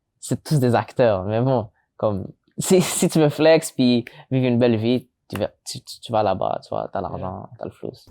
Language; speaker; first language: French; early bilingual, other home language; English